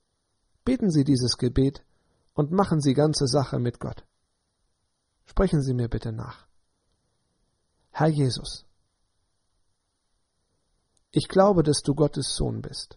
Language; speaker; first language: German; native; German